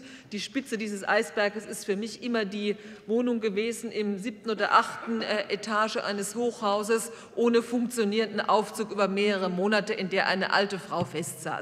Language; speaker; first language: German; native; German